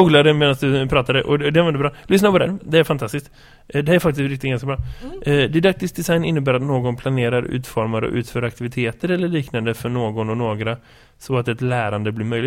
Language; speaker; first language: Swedish; native; Swedish